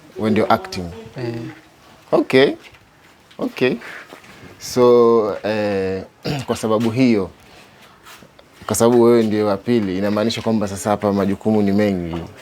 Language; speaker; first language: Swahili; native; Swahili